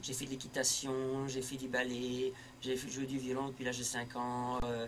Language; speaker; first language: French; early bilingual, heritage; French